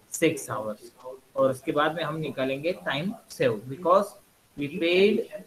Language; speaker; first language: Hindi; non-native, local second language; Marathi